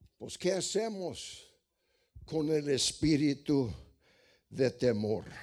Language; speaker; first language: Spanish; non-native, fluent; English